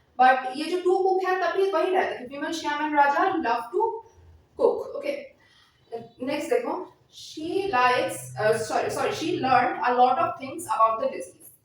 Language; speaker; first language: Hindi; non-native, local second language; Bangla